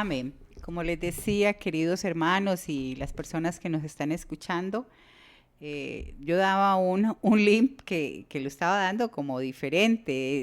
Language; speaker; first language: Spanish; native; Spanish